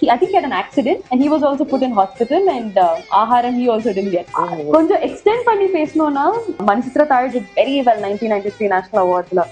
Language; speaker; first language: English; non-native, local second language; Tamil